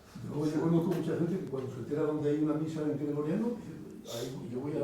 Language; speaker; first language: Spanish; native; Spanish